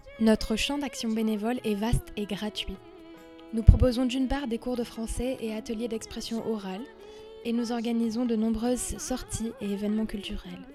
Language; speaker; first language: French; native; French